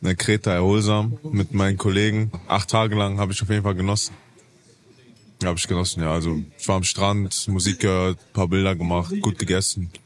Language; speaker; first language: German; native; German